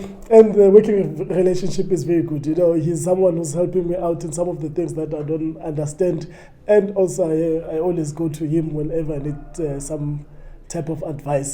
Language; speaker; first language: English; non-native, local second language; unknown